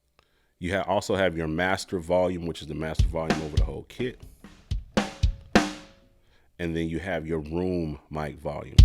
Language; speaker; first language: English; native; English